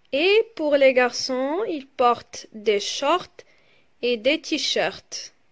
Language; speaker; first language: French; non-native, local second language; Arabic